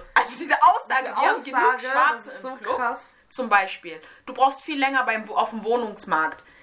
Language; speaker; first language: German; native; German